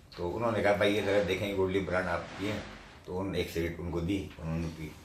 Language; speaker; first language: Urdu; native; Urdu